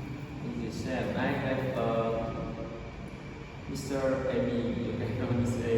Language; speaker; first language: English; non-native, learner; Indonesian